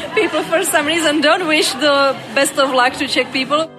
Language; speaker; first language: English; non-native, fluent; Czech